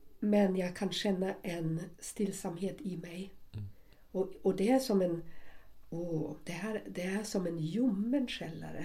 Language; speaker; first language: Swedish; non-native, fluent; German